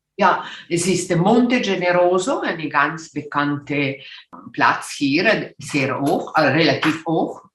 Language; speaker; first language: German; non-native, local second language; Italian